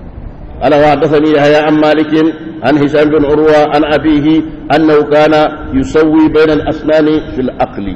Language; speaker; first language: Arabic; non-native, fluent; Hausa